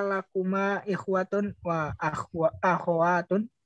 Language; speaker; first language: Arabic; non-native, learner; Indonesian